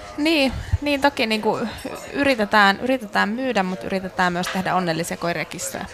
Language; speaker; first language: Finnish; native; Finnish